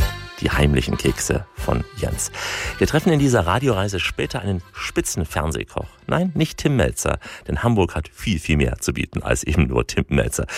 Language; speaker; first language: German; native; German